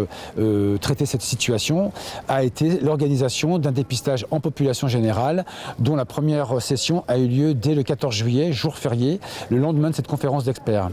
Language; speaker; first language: French; native; French